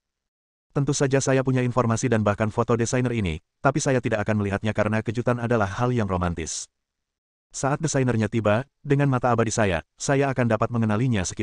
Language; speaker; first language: Indonesian; native; Indonesian